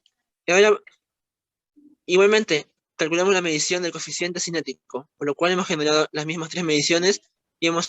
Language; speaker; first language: Spanish; native; Spanish